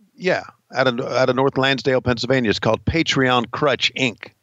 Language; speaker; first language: English; native; English